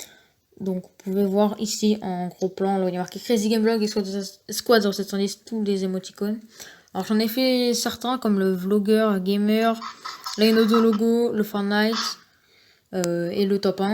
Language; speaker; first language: French; native; French